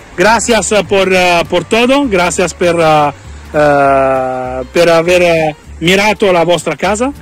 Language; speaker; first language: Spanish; non-native, learner; Italian